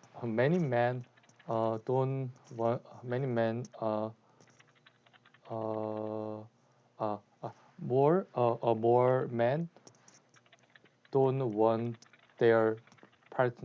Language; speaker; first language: English; non-native, learner; Korean